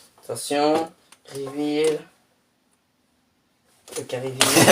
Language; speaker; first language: French; native; French